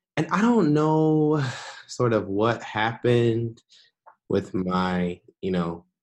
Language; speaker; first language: English; native; English